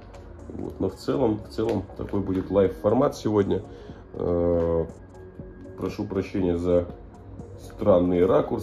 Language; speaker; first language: Russian; native; Russian